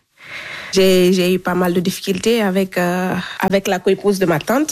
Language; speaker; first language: French; non-native, local second language; Fula